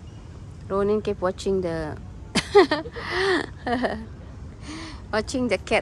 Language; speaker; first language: English; non-native, local second language; Filipino